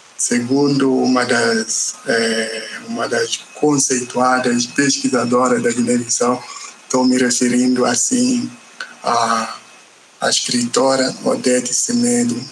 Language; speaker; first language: Portuguese; non-native, local second language; Upper Guinea Crioulo